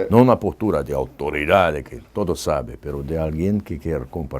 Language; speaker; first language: Spanish; non-native, fluent; Portuguese